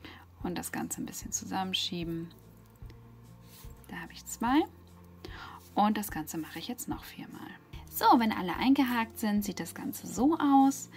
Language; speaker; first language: German; native; German